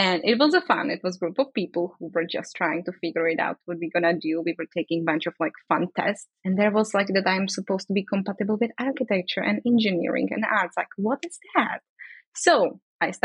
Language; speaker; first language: English; non-native, fluent; Czech